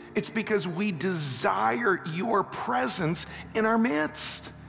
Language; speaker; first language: English; native; English